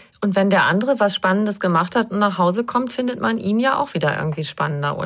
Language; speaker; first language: German; native; German